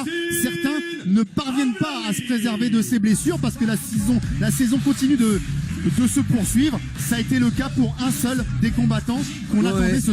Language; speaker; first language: French; native; French